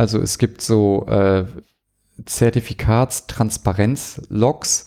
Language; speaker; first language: German; native; German